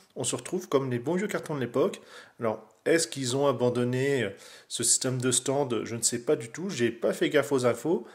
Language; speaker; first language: French; native; French